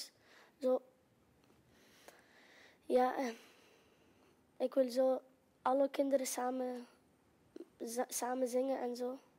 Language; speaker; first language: Dutch; non-native, learner; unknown